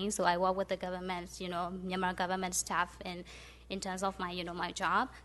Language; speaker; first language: English; non-native, fluent; Burmese